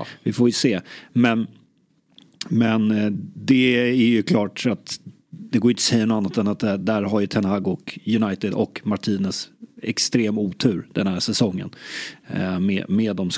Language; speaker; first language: Swedish; native; Swedish